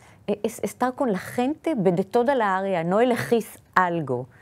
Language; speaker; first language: Spanish; non-native, fluent; Hebrew